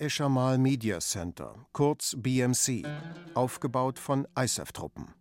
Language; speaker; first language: German; native; German